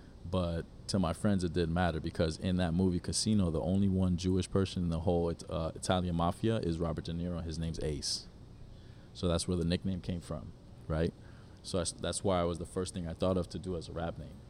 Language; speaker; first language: English; native; English